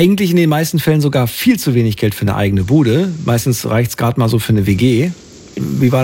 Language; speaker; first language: German; native; German